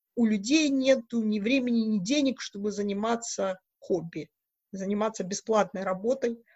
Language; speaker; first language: Russian; native; Russian